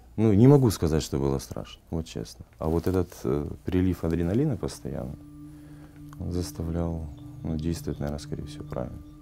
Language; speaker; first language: Russian; native; Russian